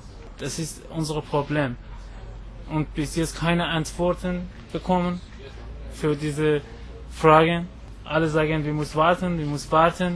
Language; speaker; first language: German; non-native, learner; Persian